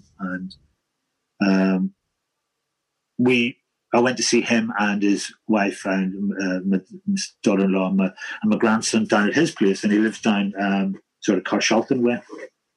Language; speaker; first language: English; native; English